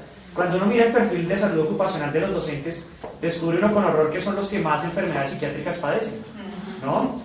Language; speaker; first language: Spanish; native; Spanish